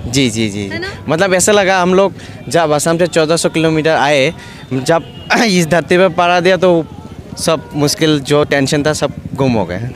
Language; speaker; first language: Hindi; non-native, local second language; Assamese